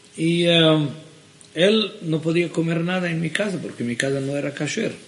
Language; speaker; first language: Spanish; early bilingual, heritage; Spanish